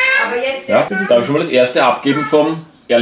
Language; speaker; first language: German; native; German